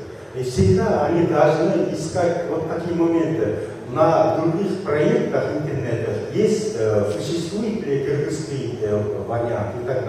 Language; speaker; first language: Russian; non-native, local second language; Kyrgyz